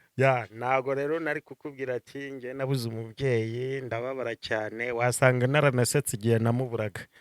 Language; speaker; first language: Kinyarwanda; early bilingual, other home language; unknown